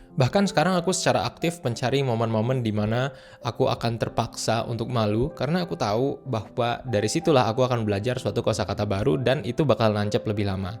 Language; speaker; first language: Indonesian; native; Indonesian